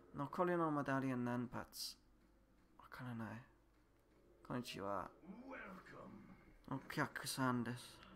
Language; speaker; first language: Japanese; non-native, learner; English